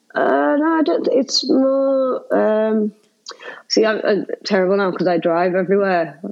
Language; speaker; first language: English; native; English